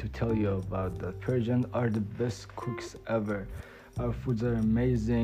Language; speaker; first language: English; non-native, fluent; Persian